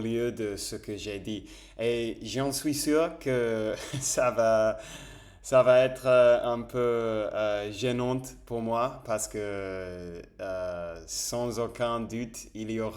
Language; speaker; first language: French; non-native, fluent; Spanish